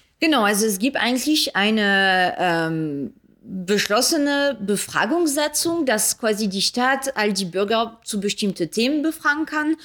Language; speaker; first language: German; early bilingual, other home language; French